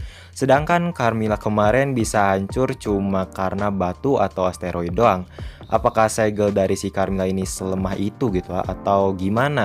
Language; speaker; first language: Indonesian; native; Indonesian